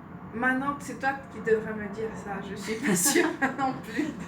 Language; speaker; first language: French; non-native, fluent; Spanish